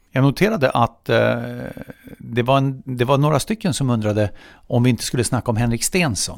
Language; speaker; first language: Swedish; native; Swedish